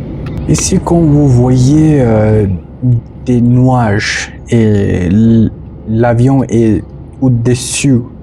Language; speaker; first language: French; non-native, learner; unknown